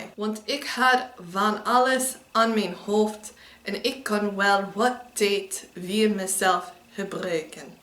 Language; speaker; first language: Dutch; non-native, learner; English